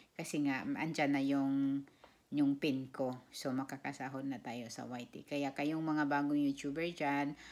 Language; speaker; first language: Filipino; non-native, local second language; Cebuano